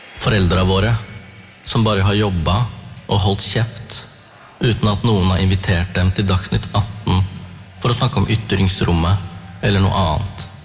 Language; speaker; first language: Norwegian; early bilingual, other home language; Tamil